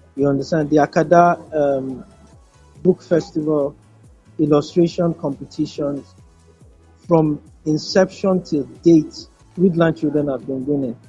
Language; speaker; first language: English; non-native, local second language; Yoruba